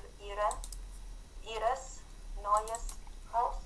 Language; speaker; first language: German; non-native, learner; Ukrainian